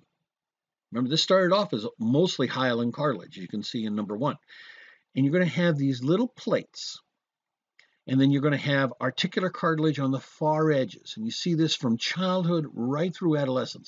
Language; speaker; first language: English; native; English